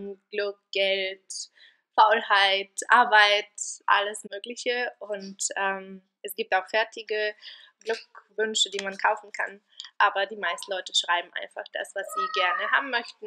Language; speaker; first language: German; non-native, fluent; Bulgarian